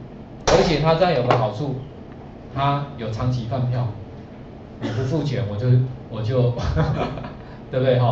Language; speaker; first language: Chinese; native; Chinese